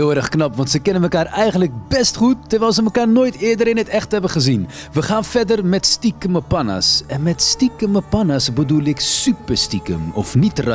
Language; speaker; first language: Dutch; native; Dutch